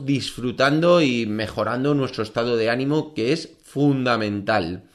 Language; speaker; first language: Spanish; native; Spanish